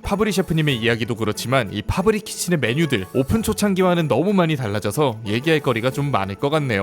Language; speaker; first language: Korean; native; Korean